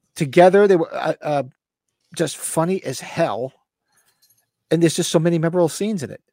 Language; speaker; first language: English; native; English